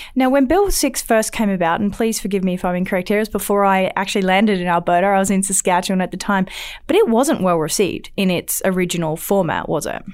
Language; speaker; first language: English; native; English